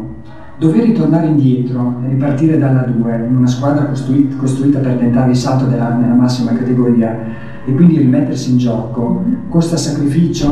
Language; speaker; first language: Italian; native; Italian